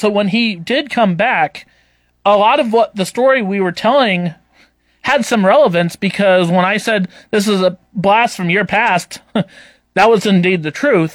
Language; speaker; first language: English; native; English